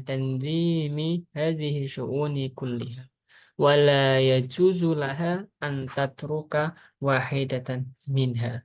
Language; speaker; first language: Arabic; non-native, learner; Indonesian